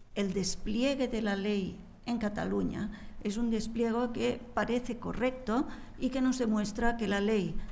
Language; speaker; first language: Spanish; non-native, local second language; Catalan